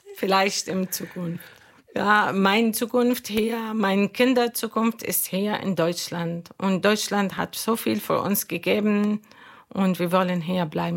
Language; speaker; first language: German; non-native, learner; Arabic